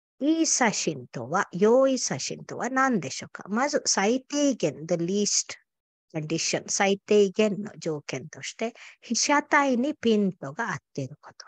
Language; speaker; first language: Japanese; non-native, fluent; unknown